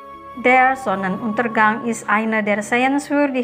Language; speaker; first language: German; non-native, fluent; Indonesian